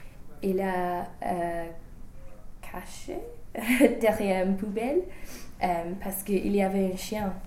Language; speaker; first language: French; non-native, learner; English